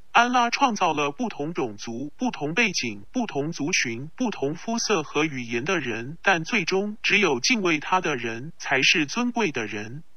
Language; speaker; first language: Chinese; non-native, local second language; Cantonese